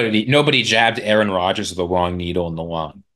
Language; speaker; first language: English; native; English